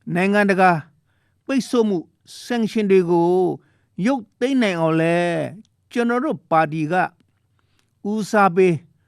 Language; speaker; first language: Burmese; non-native, local second language; Shan